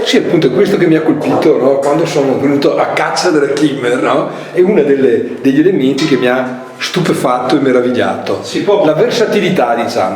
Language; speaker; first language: Italian; native; Italian